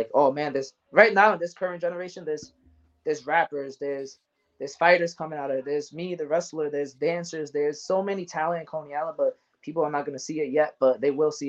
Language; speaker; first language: English; native; English